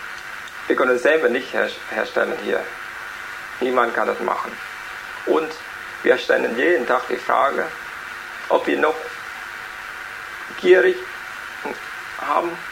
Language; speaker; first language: German; non-native, learner; Vietnamese